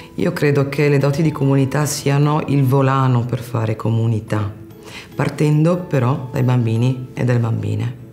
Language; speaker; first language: Italian; native; Italian